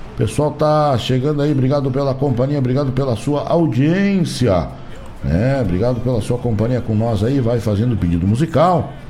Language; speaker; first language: Portuguese; native; Portuguese